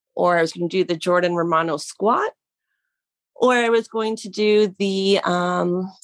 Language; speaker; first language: English; native; English